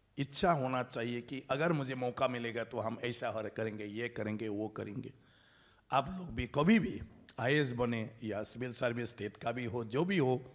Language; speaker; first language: Hindi; non-native, local second language; Bodo